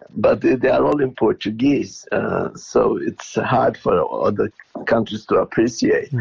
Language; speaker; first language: English; non-native, fluent; Portuguese